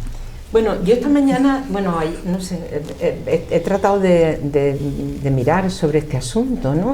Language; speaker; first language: Spanish; native; Spanish